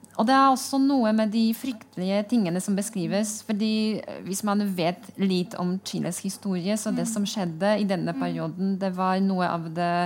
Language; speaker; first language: Norwegian; non-native, fluent; Polish